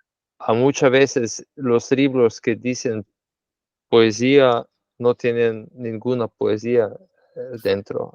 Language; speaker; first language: Spanish; non-native, fluent; Slovenian